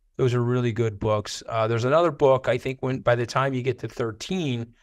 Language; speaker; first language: English; native; English